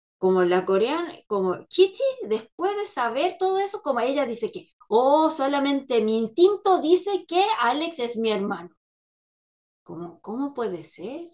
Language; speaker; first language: Spanish; non-native, fluent; Korean